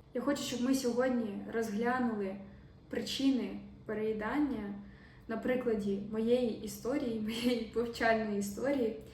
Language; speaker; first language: Ukrainian; non-native, local second language; Russian